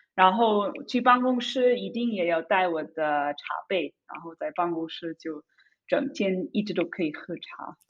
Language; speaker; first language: Chinese; non-native, fluent; German